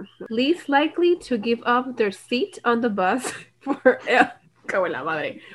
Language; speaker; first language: English; non-native, local second language; Spanish